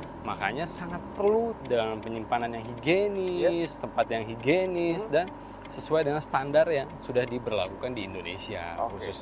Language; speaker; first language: Indonesian; native; Indonesian